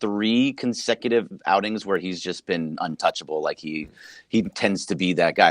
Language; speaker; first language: English; native; English